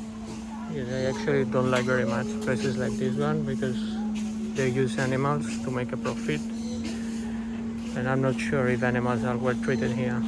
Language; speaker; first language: English; non-native, learner; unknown